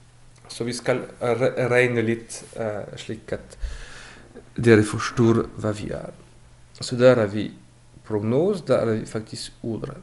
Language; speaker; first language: Norwegian; non-native, fluent; French